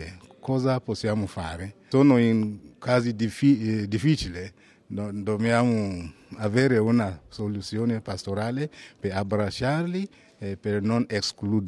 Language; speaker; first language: Italian; non-native, fluent; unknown